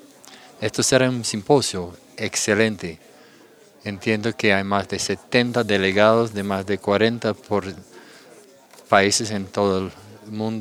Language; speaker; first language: Spanish; non-native, fluent; English